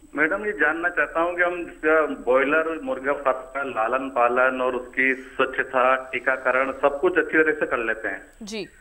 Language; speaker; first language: Hindi; native; Hindi